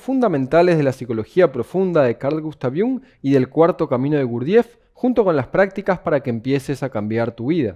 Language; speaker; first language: Spanish; native; Spanish